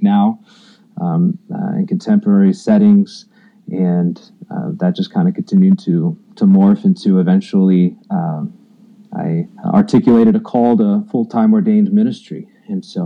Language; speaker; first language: English; native; English